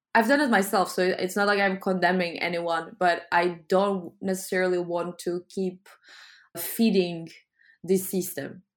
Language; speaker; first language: English; non-native, fluent; Portuguese